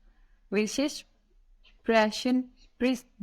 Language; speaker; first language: German; non-native, learner; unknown